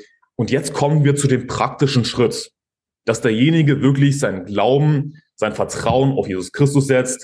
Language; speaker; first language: German; native; German